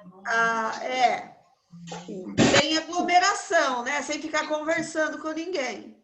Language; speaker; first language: Portuguese; native; Portuguese